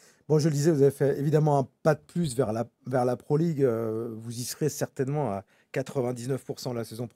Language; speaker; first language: French; native; French